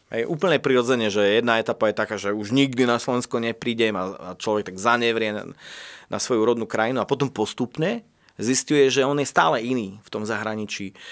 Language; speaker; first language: Slovak; native; Slovak